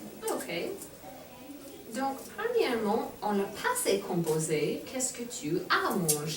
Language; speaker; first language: French; non-native, fluent; English